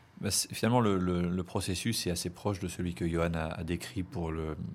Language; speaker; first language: French; native; French